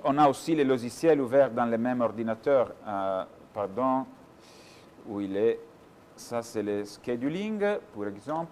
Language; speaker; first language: French; non-native, fluent; Italian